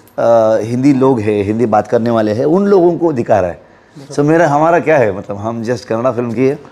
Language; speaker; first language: Hindi; non-native, local second language; Kannada